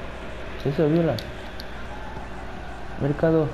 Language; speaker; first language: Spanish; native; Spanish